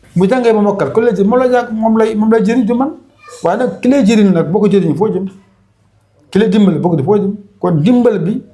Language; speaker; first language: Wolof; non-native, local second language; Fula